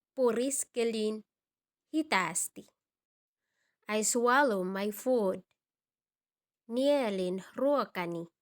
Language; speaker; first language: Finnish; non-native, learner; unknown